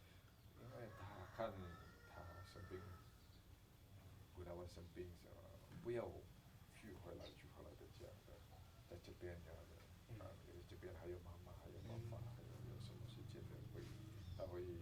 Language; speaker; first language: Chinese; non-native, learner; Indonesian